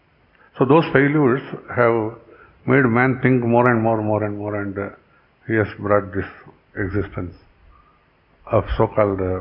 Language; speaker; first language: English; non-native, local second language; Kannada